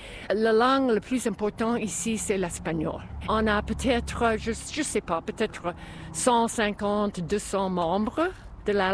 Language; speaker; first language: French; non-native, local second language; English